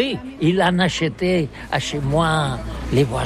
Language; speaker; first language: French; non-native, learner; Catalan